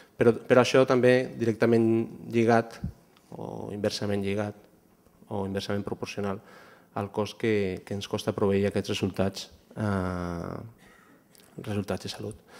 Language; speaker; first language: Catalan; non-native, local second language; Spanish